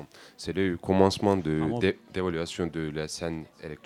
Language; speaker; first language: French; non-native, learner; Turkish